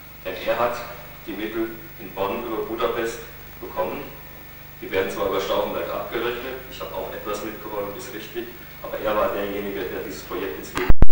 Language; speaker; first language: German; native; German